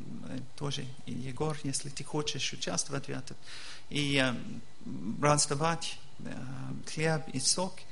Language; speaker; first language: Russian; non-native, learner; English